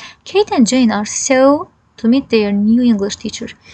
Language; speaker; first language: English; non-native, fluent; Azerbaijani